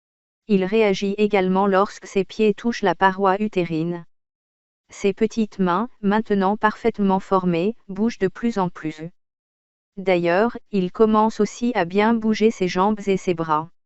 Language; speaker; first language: French; native; French